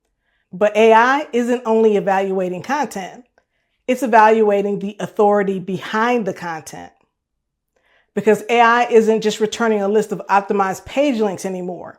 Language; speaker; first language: English; native; English